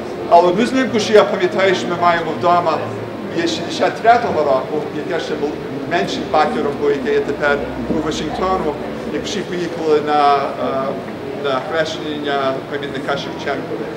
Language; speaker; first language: Ukrainian; early bilingual, heritage; Ukrainian